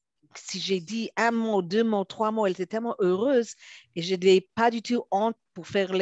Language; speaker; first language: French; non-native, fluent; Hebrew